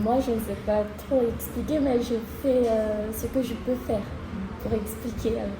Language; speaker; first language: French; non-native, learner; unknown